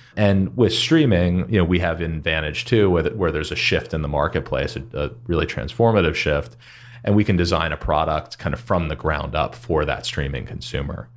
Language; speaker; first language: English; native; English